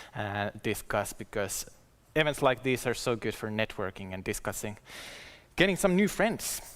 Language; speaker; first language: English; non-native, fluent; Finnish